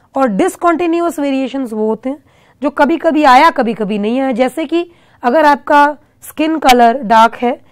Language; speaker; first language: Hindi; non-native, local second language; Punjabi